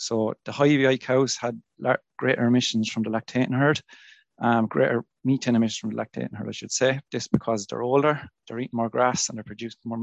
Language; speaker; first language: English; native; English